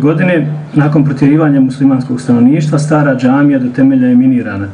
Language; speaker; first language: Croatian; native; Croatian